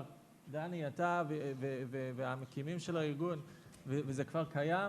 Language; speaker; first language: Hebrew; non-native, fluent; English